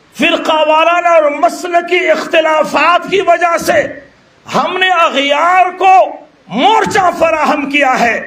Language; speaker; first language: Urdu; non-native, local second language; Pashto